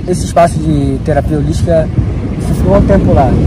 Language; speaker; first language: Portuguese; native; Portuguese